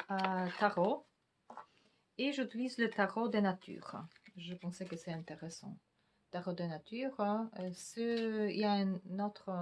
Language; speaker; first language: French; non-native, fluent; Polish